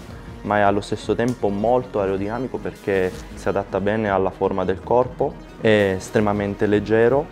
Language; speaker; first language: Italian; native; Italian